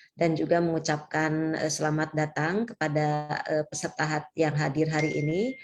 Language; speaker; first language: Indonesian; native; Indonesian